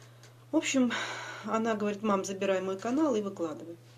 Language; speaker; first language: Russian; native; Russian